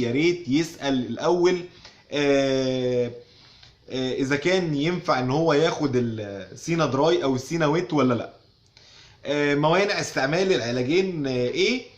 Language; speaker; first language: Arabic; native; Arabic